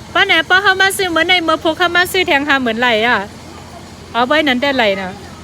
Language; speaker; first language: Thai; non-native, fluent; Shan